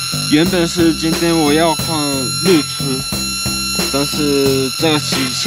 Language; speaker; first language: Chinese; non-native, learner; Japanese